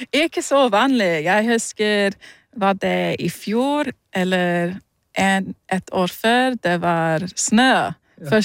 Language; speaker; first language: Norwegian; non-native, fluent; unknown